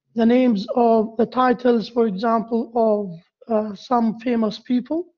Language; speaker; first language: English; non-native, fluent; Arabic